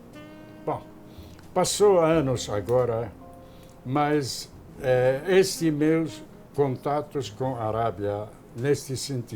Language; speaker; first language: Portuguese; non-native, fluent; Arabic